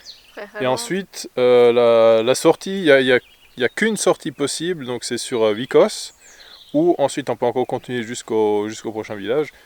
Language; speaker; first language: French; native; French